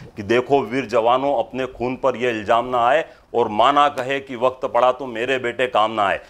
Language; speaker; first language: Hindi; native; Hindi